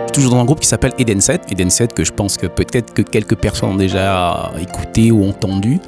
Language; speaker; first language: French; native; French